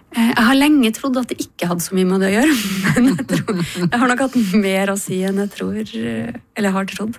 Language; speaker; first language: Norwegian; native; Norwegian